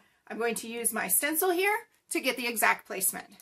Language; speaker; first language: English; native; English